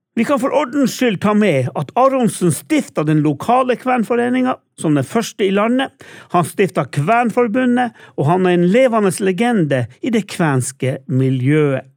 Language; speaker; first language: Norwegian; native; Norwegian